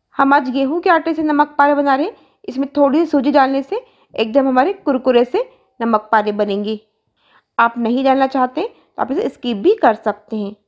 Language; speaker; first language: Hindi; native; Hindi